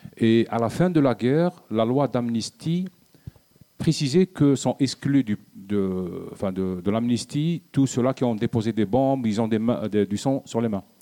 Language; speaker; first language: French; non-native, local second language; Arabic